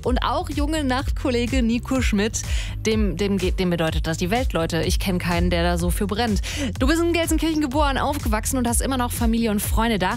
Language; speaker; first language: German; native; German